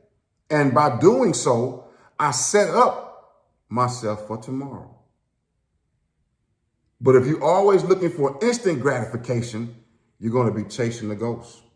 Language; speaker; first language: English; native; English